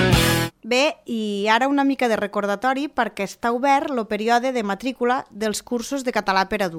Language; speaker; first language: Catalan; native; Catalan